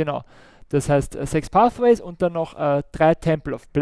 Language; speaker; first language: German; native; German